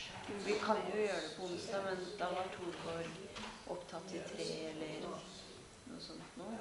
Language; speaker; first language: Norwegian; native; Norwegian